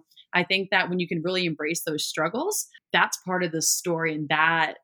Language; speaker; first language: English; native; English